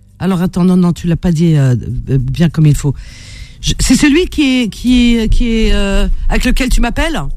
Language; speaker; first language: French; native; French